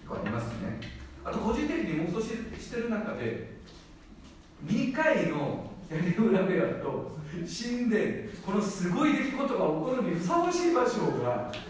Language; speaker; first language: Japanese; non-native, fluent; Korean